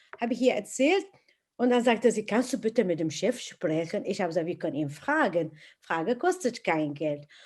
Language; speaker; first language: German; non-native, fluent; Arabic